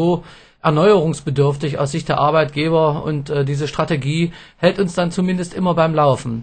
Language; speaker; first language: German; native; German